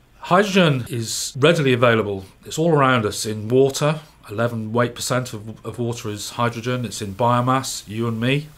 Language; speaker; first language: English; native; English